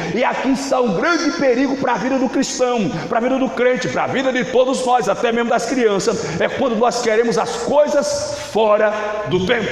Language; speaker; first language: Portuguese; native; Portuguese